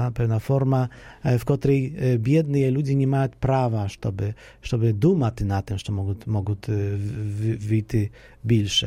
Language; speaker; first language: Polish; non-native, fluent; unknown